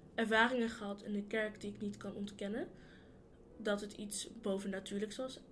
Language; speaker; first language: Dutch; early bilingual, other home language; Yoruba